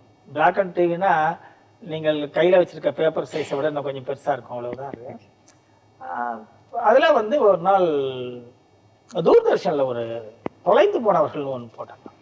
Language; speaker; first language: Tamil; native; Tamil